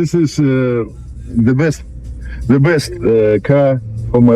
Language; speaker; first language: English; non-native, learner; Russian